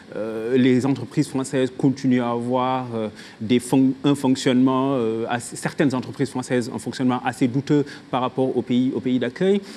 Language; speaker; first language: French; non-native, local second language; Wolof